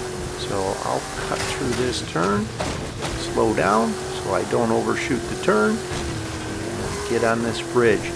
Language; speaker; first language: English; native; English